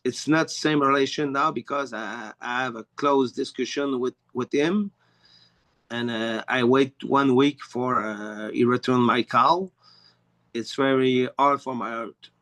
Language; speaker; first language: English; non-native, learner; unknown